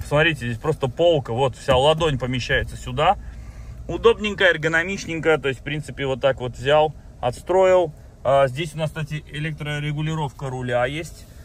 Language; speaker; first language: Russian; native; Russian